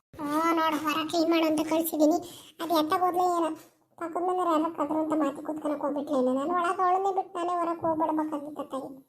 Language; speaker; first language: Kannada; native; Kannada